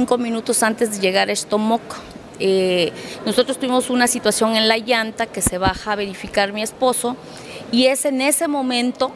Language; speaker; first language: Spanish; native; Spanish